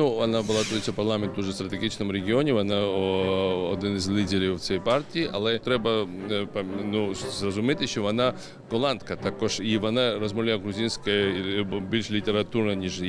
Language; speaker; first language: Ukrainian; non-native, learner; Georgian